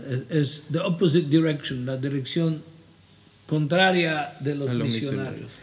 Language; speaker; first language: Spanish; non-native, fluent; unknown